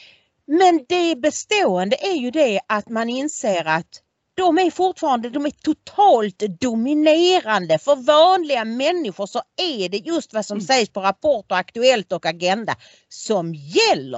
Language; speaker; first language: Swedish; native; Swedish